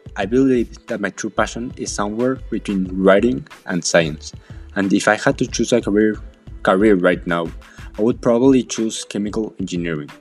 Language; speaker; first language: English; non-native, fluent; Spanish